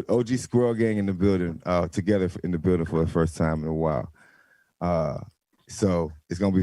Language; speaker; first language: English; native; English